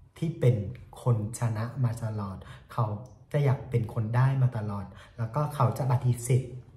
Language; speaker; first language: Thai; non-native, fluent; Vietnamese